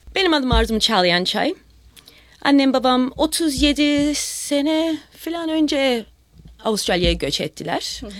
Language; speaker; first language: Turkish; early bilingual, heritage; Turkish